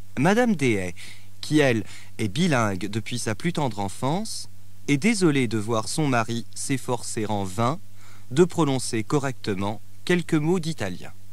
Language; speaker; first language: French; native; French